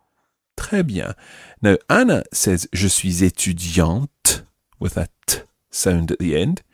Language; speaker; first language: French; non-native, fluent; English